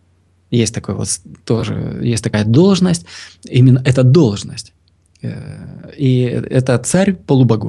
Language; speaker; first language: Russian; native; Russian